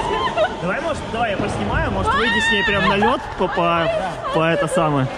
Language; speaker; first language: Russian; native; Russian